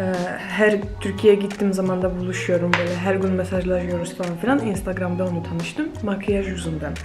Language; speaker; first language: Turkish; non-native, fluent; Polish